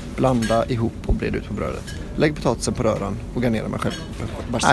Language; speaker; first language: Swedish; native; Swedish